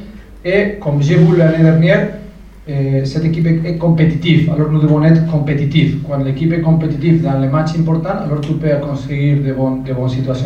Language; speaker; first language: French; non-native, fluent; Spanish